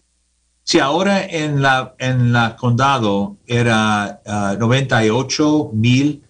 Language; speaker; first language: Spanish; non-native, learner; English